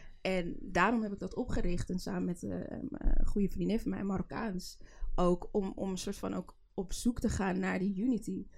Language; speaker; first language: Dutch; early bilingual, other home language; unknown